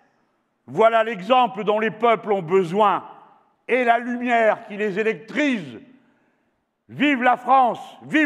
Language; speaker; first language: French; native; French